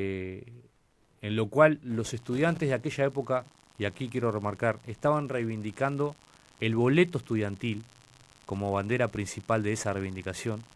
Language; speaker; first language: Spanish; native; Spanish